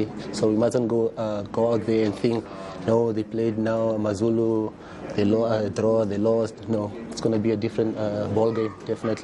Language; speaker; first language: English; non-native, local second language; Zulu